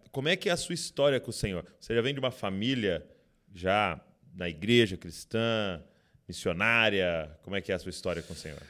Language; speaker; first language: Portuguese; native; Portuguese